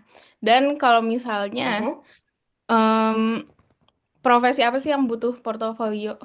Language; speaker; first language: Indonesian; native; Indonesian